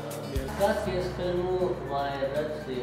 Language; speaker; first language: Latvian; non-native, learner; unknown